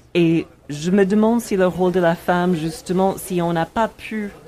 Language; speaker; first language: French; non-native, fluent; English